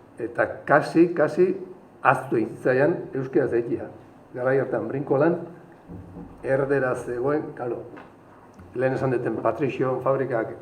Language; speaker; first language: Basque; native; Basque